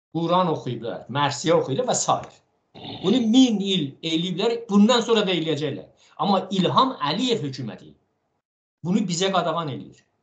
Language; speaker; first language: Azerbaijani; non-native, local second language; Talysh